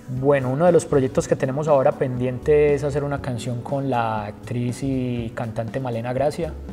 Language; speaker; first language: Spanish; native; Spanish